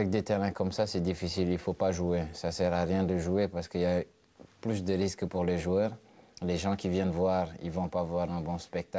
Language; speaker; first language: French; non-native, local second language; Wolof